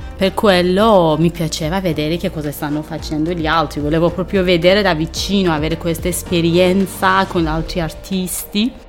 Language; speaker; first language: Italian; non-native, fluent; Persian